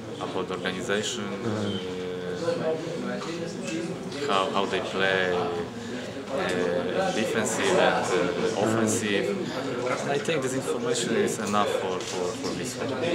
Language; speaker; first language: English; non-native, learner; Polish